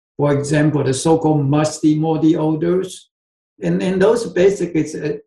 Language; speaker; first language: English; non-native, fluent; Chinese